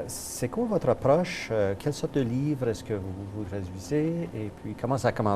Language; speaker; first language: French; native; French